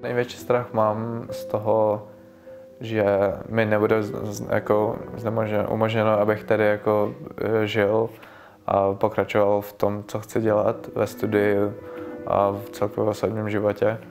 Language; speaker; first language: Czech; early bilingual, other home language; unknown